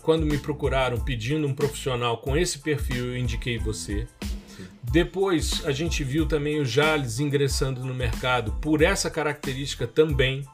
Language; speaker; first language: Portuguese; native; Portuguese